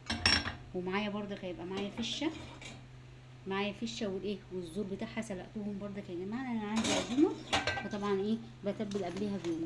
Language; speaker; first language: Arabic; native; Arabic